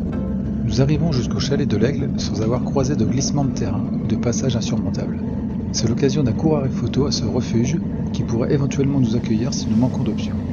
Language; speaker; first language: French; native; French